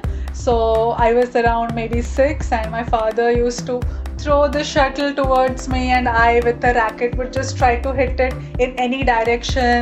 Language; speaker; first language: English; non-native, local second language; Gujarati